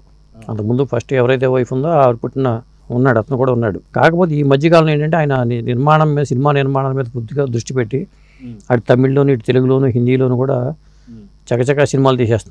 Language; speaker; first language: Telugu; native; Telugu